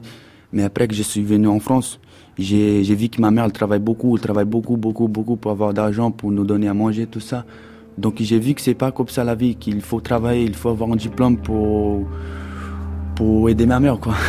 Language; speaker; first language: French; non-native, fluent; Portuguese